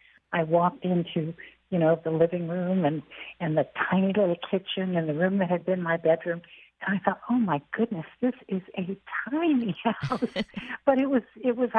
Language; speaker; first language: English; native; English